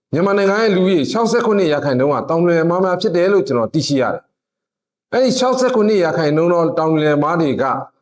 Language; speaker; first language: Burmese; non-native, local second language; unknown